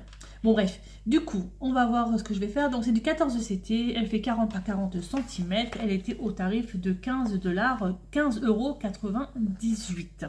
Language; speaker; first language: French; native; French